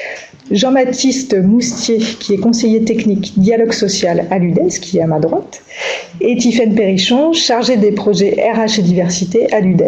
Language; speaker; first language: French; native; French